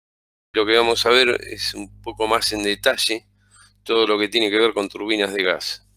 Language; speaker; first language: Spanish; native; Spanish